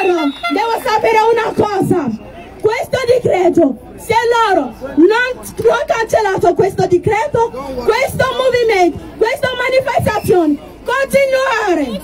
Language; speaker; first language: Italian; non-native, learner; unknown